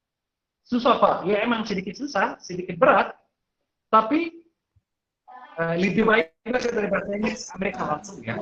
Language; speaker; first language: Indonesian; non-native, fluent; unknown